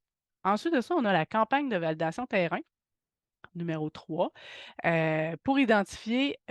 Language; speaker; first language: French; native; French